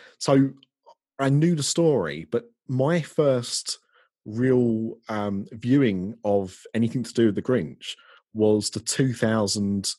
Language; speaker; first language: English; native; English